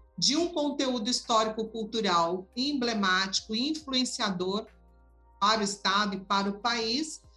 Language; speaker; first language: Portuguese; native; Portuguese